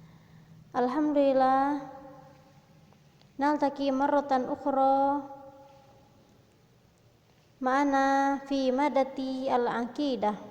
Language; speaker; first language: Arabic; non-native, fluent; Indonesian